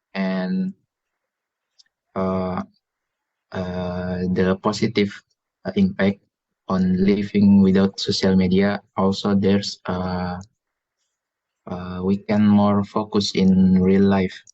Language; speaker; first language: English; non-native, learner; Indonesian